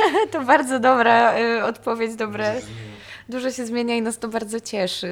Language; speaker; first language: Polish; native; Polish